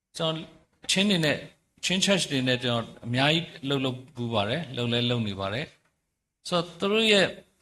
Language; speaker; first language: Burmese; non-native, local second language; S'gaw Karen